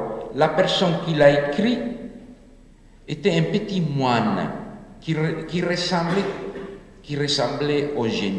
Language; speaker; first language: French; non-native, fluent; Spanish